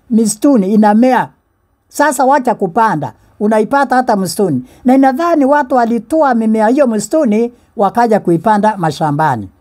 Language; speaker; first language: Swahili; non-native, local second language; Meru